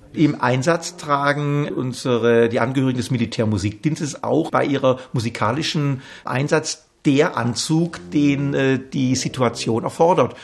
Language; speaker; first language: German; native; German